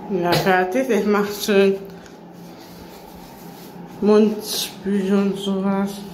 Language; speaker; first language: German; early bilingual, other home language; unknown